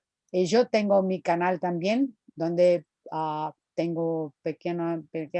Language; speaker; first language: Spanish; non-native, fluent; Portuguese